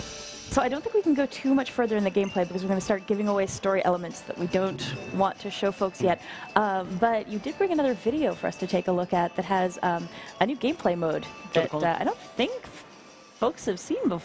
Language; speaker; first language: English; native; English